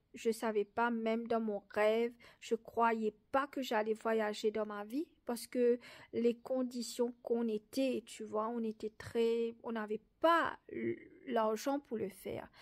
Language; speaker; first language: French; non-native, local second language; Morisyen